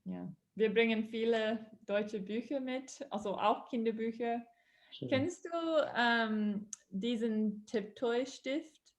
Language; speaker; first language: German; non-native, learner; English